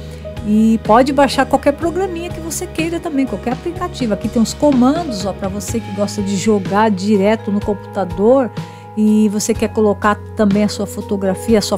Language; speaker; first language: Portuguese; native; Portuguese